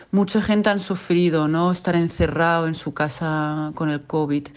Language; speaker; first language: Spanish; non-native, fluent; Danish